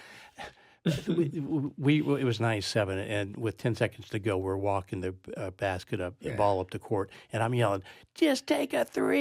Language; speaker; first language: English; native; English